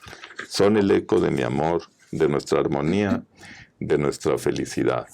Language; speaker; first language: Spanish; native; Spanish